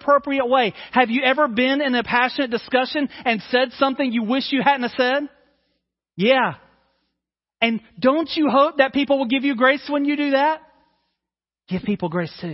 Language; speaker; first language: English; native; English